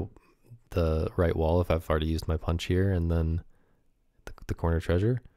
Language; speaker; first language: English; native; English